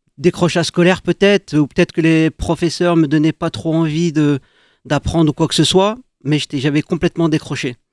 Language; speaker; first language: French; early bilingual, other home language; Arabic